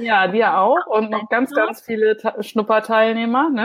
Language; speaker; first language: German; native; German